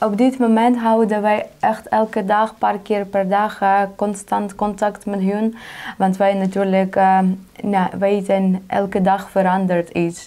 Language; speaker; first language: Dutch; non-native, fluent; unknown